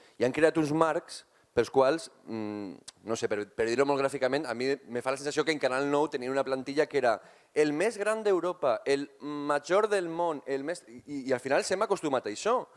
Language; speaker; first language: Catalan; native; Catalan